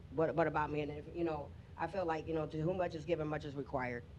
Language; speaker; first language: English; native; English